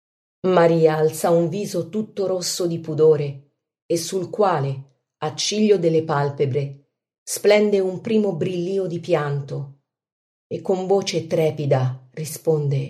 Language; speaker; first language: Italian; native; Italian